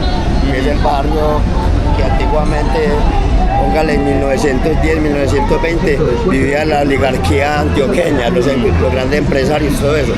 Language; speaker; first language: Spanish; native; Spanish